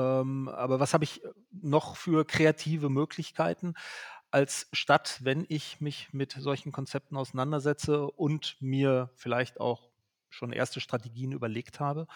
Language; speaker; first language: German; native; German